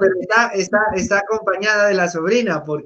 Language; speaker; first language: Spanish; native; Spanish